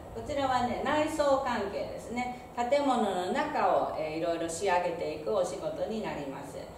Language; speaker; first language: Japanese; native; Japanese